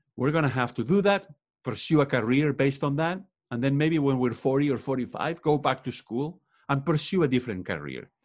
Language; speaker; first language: English; non-native, fluent; Spanish